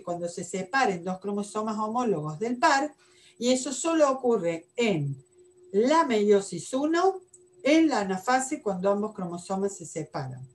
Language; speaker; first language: Spanish; native; Spanish